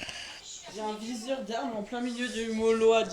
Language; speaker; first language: French; native; French